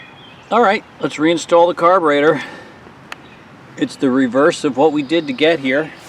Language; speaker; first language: English; native; English